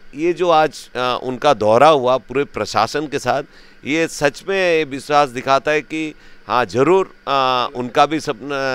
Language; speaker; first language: Hindi; native; Hindi